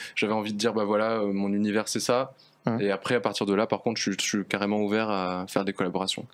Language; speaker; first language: French; native; French